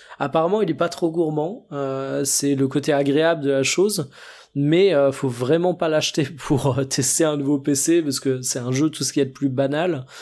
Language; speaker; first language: French; native; French